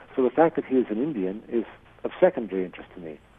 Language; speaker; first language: English; native; English